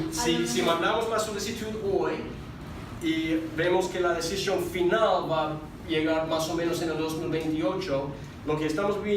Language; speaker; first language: Spanish; non-native, fluent; English